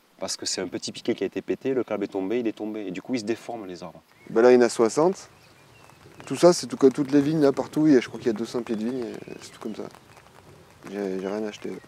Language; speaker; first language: French; native; French